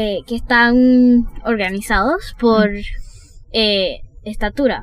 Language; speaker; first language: Spanish; early bilingual, heritage; Spanish